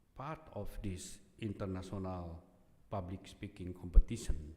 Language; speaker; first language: English; non-native, fluent; Indonesian